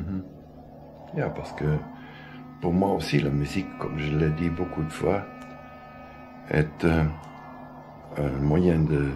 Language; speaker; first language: French; non-native, fluent; German